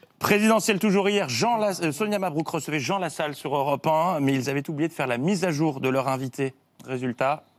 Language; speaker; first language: French; native; French